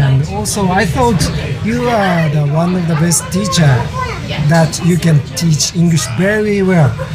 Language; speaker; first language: English; non-native, learner; Japanese